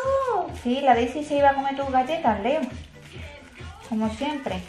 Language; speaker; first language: Spanish; native; Spanish